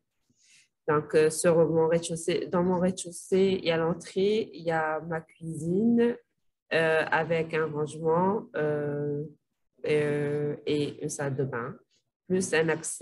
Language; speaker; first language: French; non-native, local second language; Arabic